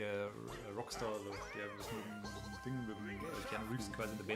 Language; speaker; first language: German; native; German